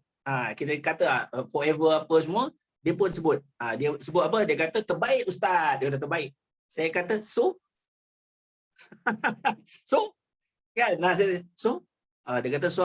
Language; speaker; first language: Malay; native; Malay